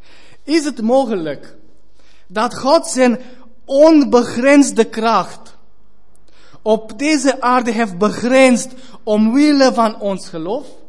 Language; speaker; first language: Dutch; non-native, fluent; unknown